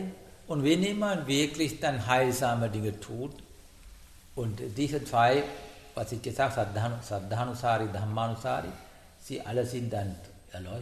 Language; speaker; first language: German; non-native, learner; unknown